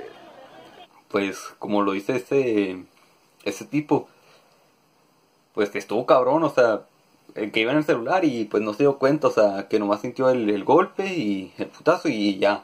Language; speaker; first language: Spanish; native; Spanish